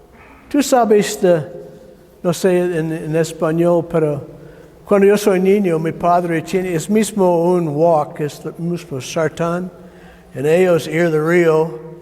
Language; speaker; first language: Spanish; non-native, learner; English